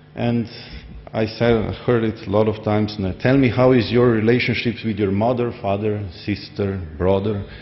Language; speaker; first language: English; non-native, fluent; Slovenian